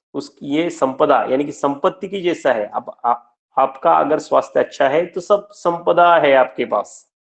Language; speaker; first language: Hindi; non-native, local second language; Marathi